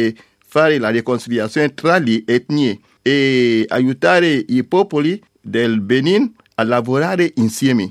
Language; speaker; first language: Italian; non-native, learner; French